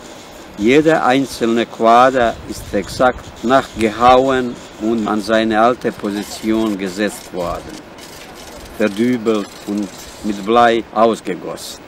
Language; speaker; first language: German; non-native, fluent; Bosnian